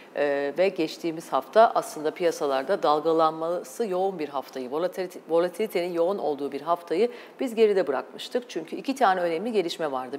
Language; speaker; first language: Turkish; native; Turkish